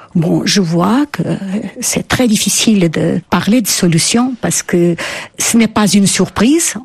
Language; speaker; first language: French; non-native, fluent; Portuguese